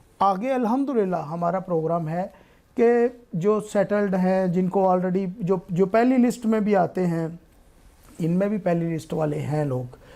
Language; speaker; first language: Urdu; non-native, local second language; Punjabi